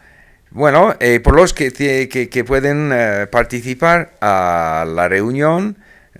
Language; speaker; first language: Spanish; non-native, fluent; English